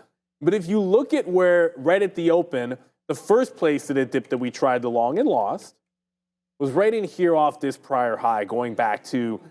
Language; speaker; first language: English; native; English